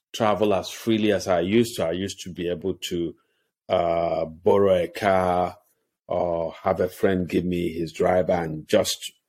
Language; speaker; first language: English; non-native, local second language; Igbo